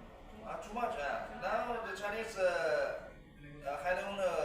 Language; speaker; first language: English; non-native, learner; Chinese